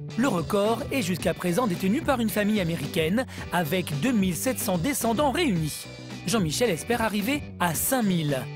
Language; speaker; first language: French; native; French